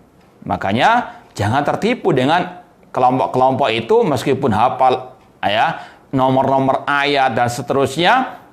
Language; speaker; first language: Indonesian; native; Indonesian